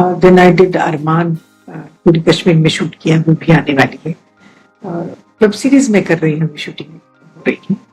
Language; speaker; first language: Hindi; native; Hindi